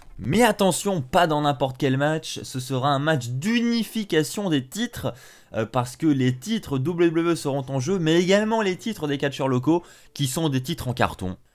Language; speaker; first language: French; native; French